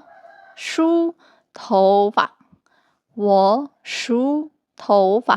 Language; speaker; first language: Chinese; non-native, fluent; Burmese